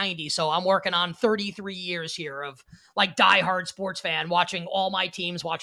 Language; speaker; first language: English; native; English